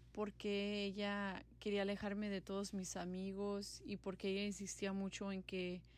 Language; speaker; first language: Spanish; early bilingual, other home language; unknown